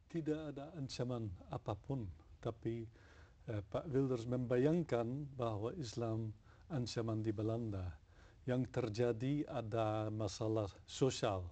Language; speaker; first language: Indonesian; non-native, fluent; Dutch